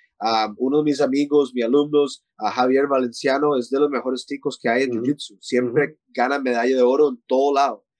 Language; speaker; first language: Spanish; early bilingual, heritage; Spanish